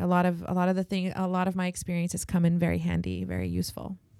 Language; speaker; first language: English; early bilingual, other home language; Spanish